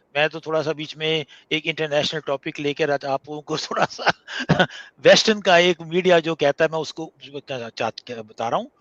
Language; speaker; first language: Hindi; non-native, fluent; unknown